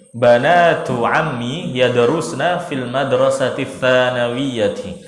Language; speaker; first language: Arabic; non-native, fluent; Indonesian